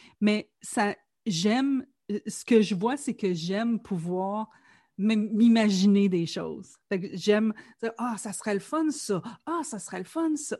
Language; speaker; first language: French; native; French